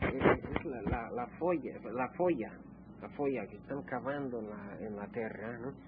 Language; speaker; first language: Spanish; non-native, fluent; English